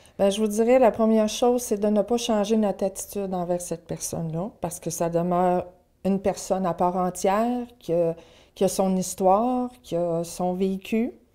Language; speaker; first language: French; native; French